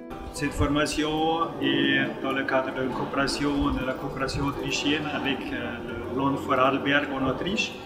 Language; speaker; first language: French; non-native, fluent; German